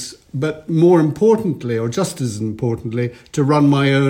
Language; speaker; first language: English; native; English